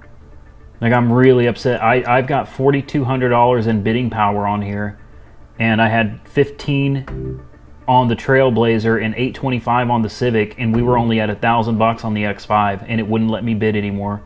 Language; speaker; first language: English; native; English